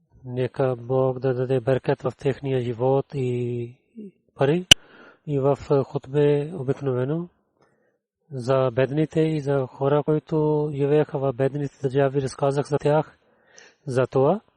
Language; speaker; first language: Bulgarian; non-native, learner; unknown